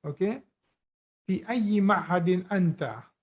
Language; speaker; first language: Arabic; non-native, fluent; Urdu